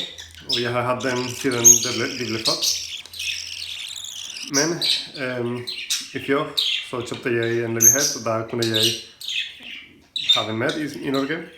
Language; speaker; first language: Norwegian; non-native, learner; Spanish